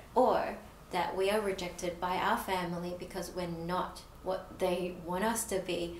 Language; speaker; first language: English; native; English